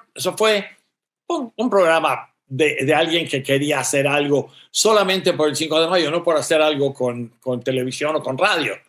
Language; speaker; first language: Spanish; native; Spanish